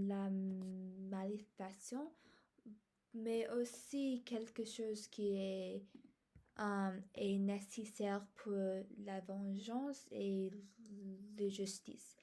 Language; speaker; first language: French; non-native, learner; English